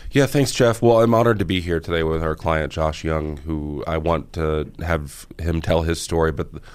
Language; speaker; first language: English; native; English